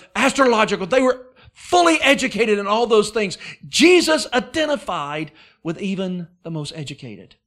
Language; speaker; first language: English; native; English